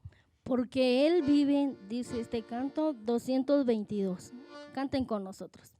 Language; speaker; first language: Spanish; native; Spanish